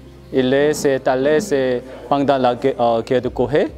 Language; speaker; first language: French; non-native, learner; Korean